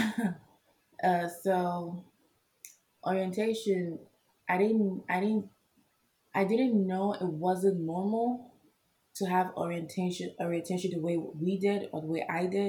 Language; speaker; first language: English; non-native, local second language; Igbo